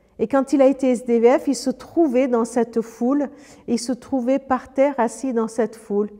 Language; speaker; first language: French; early bilingual, other home language; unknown